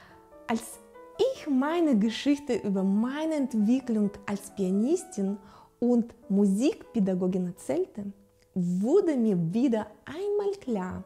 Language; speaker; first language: German; non-native, fluent; Russian